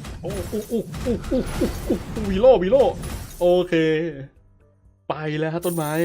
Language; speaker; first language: Thai; native; Thai